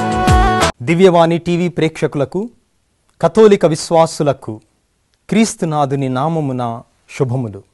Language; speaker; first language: Telugu; native; Telugu